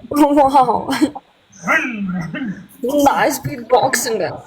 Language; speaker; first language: English; non-native, learner; Lithuanian